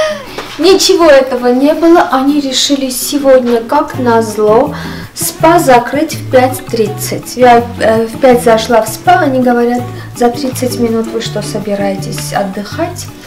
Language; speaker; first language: Russian; non-native, fluent; Armenian